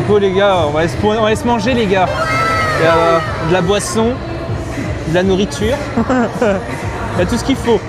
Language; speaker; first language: French; native; French